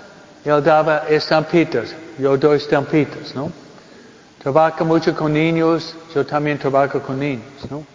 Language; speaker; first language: Spanish; non-native, fluent; English